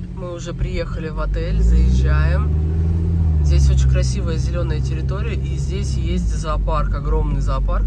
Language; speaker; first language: Russian; native; Russian